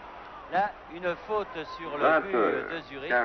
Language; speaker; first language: French; native; French